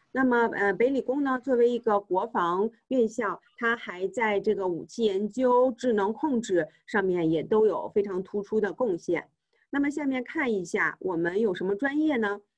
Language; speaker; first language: Chinese; native; Chinese